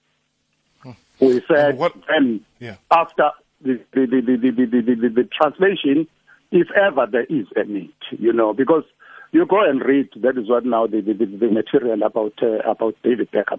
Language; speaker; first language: English; non-native, local second language; Zulu